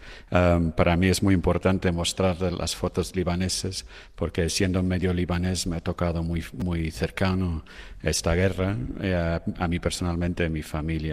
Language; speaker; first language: Spanish; non-native, fluent; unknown